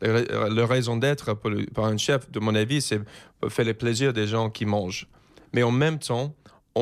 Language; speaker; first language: French; non-native, learner; English